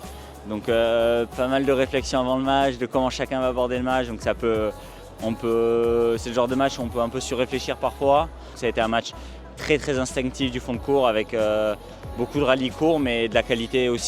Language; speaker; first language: French; native; French